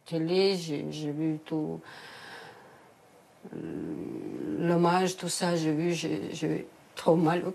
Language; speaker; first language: French; non-native, learner; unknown